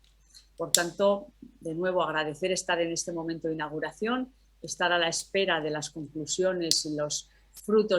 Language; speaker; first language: Spanish; native; Spanish